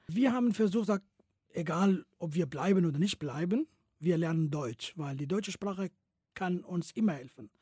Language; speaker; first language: German; non-native, fluent; Kurdish